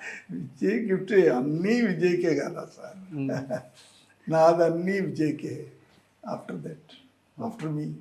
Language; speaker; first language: Telugu; non-native, learner; Tamil